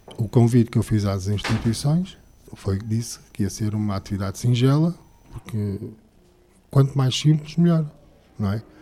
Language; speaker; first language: Portuguese; native; Portuguese